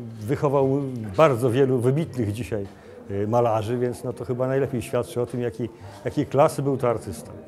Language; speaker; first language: Polish; native; Polish